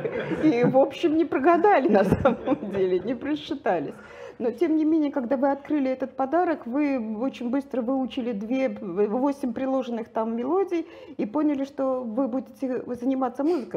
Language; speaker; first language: Russian; native; Russian